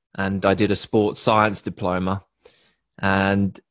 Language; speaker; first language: English; native; English